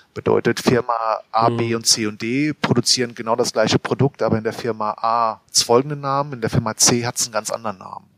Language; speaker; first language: German; native; German